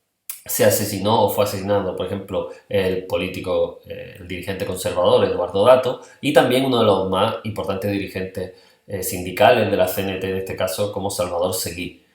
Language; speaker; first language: Spanish; native; Spanish